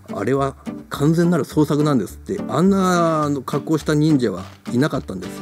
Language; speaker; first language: Japanese; native; Japanese